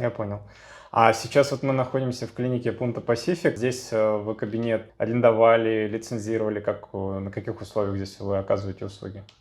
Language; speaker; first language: Russian; native; Russian